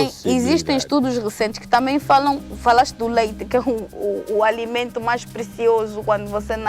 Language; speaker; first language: Portuguese; native; Portuguese